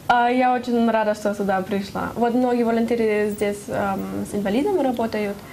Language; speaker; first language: Russian; non-native, learner; German